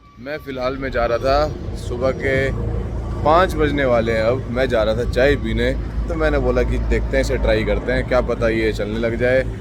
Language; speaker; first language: Hindi; native; Hindi